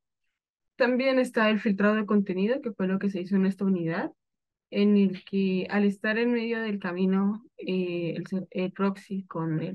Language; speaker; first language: Spanish; native; Spanish